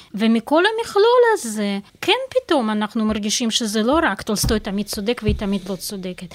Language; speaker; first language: Hebrew; non-native, fluent; Russian